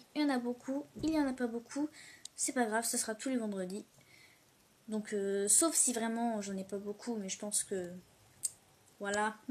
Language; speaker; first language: French; native; French